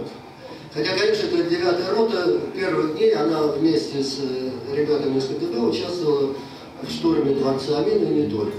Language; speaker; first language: Russian; native; Russian